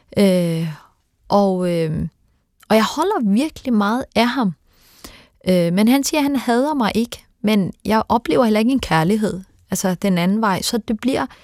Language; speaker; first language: Danish; early bilingual, other home language; Turkish